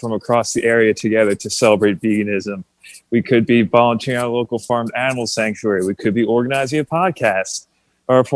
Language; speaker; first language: English; native; English